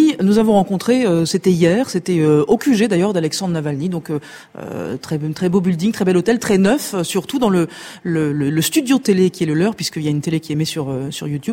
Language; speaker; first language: French; native; French